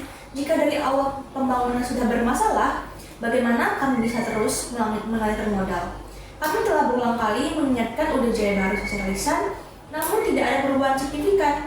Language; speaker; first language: Indonesian; native; Indonesian